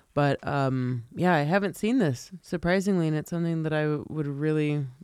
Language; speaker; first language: English; early bilingual, other home language; Italian